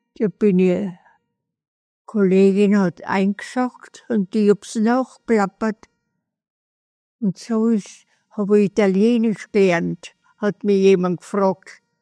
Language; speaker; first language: German; native; German